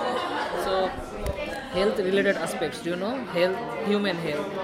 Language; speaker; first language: English; non-native, learner; Bangla